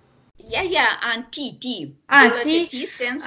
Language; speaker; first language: English; non-native, fluent; Russian